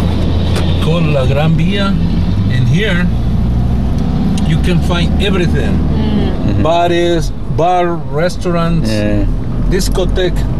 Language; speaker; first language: English; non-native, learner; Spanish